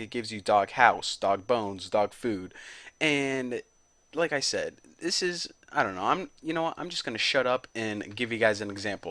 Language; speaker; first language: English; native; English